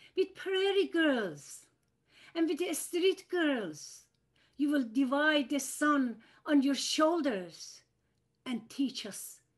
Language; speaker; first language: English; non-native, fluent; Persian